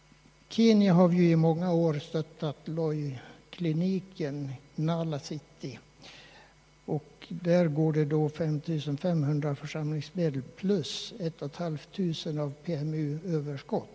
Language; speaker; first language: Swedish; native; Swedish